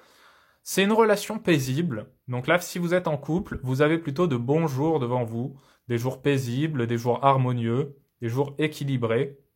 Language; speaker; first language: French; native; French